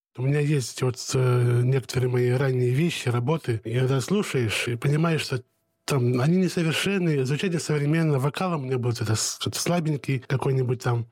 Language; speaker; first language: Russian; native; Russian